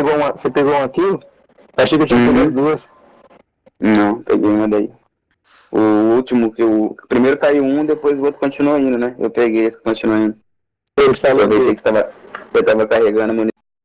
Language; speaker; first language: Portuguese; native; Portuguese